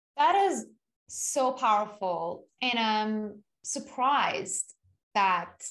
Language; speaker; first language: English; non-native, fluent; Persian